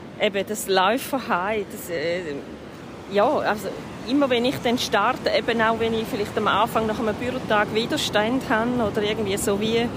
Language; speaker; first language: German; native; German